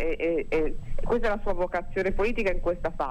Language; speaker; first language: Italian; native; Italian